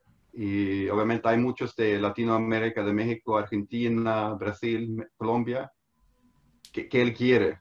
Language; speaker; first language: Spanish; non-native, fluent; Swedish